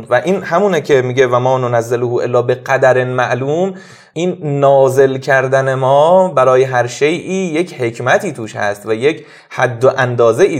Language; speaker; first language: Persian; native; Persian